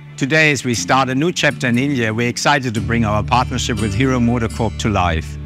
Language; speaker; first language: English; non-native, fluent; Spanish